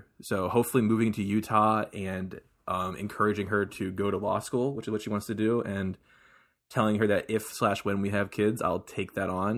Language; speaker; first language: English; native; English